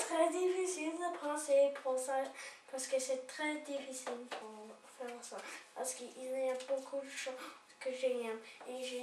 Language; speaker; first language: French; non-native, learner; English